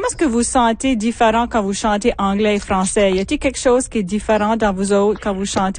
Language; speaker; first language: French; native; French